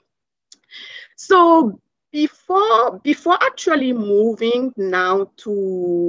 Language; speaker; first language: English; non-native, fluent; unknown